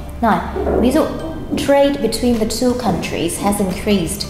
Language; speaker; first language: English; non-native, fluent; Vietnamese